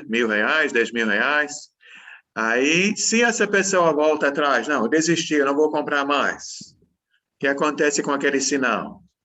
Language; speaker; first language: Portuguese; non-native, fluent; English